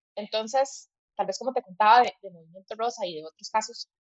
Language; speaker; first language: Spanish; native; Spanish